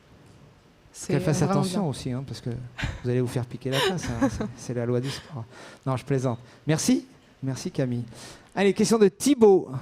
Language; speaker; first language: French; native; French